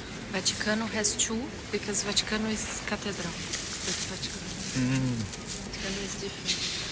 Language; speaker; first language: English; non-native, learner; Portuguese